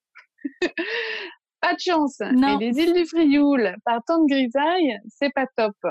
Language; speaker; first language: French; native; French